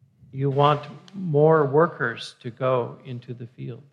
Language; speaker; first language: English; native; English